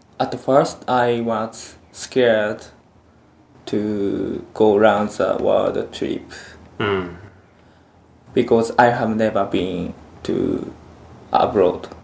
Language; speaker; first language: English; non-native, learner; Japanese